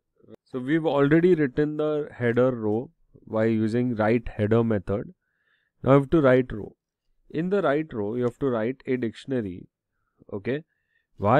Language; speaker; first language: English; non-native, local second language; Hindi